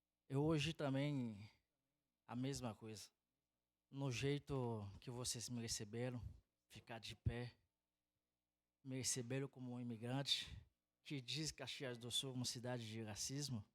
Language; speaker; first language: Portuguese; non-native, fluent; Haitian Creole